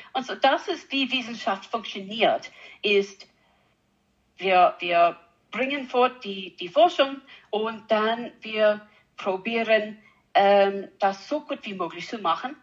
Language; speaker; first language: German; non-native, learner; English